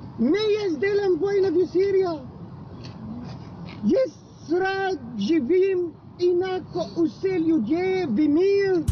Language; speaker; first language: Slovenian; non-native, learner; Arabic